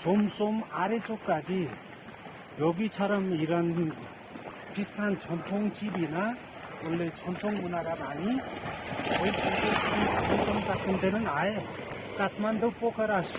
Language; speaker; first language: Korean; non-native, fluent; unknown